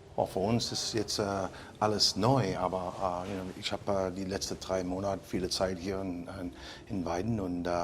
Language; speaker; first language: German; non-native, learner; English